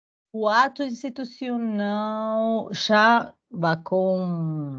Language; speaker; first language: Portuguese; non-native, learner; Spanish